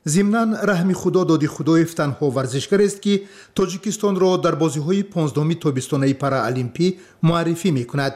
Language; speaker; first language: Persian; native; Persian